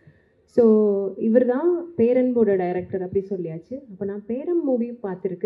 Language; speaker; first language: Tamil; non-native, learner; Malayalam